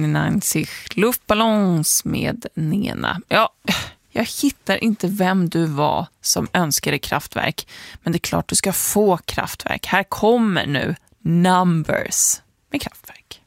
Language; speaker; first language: Swedish; native; Swedish